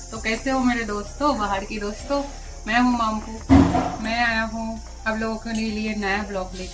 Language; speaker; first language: Hindi; non-native, local second language; Bangla